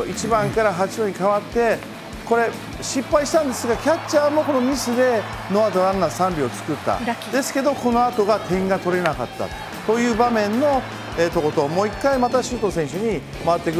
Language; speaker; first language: Japanese; native; Japanese